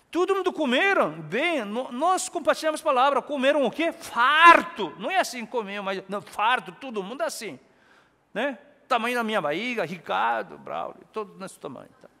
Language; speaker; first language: Portuguese; non-native, fluent; Korean